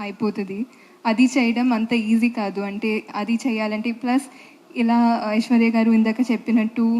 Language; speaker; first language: Telugu; non-native, fluent; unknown